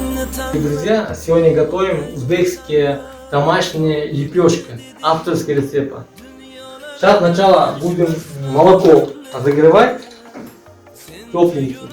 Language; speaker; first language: Russian; non-native, learner; Uzbek